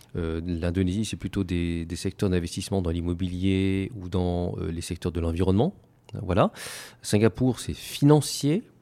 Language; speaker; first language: French; native; French